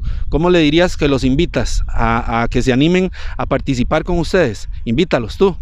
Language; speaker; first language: Spanish; native; Spanish